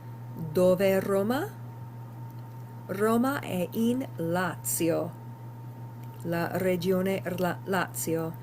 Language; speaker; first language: Italian; non-native, fluent; English